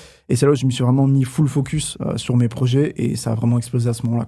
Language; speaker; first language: French; native; French